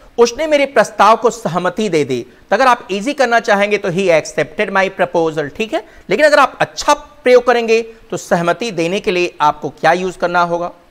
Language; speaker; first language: Hindi; native; Hindi